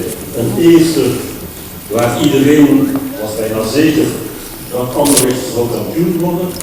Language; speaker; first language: Dutch; non-native, local second language; French